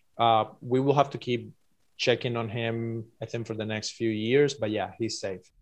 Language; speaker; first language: English; non-native, fluent; Spanish